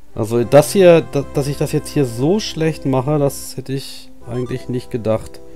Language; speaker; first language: German; native; German